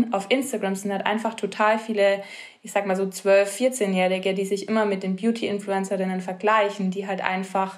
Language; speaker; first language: German; native; German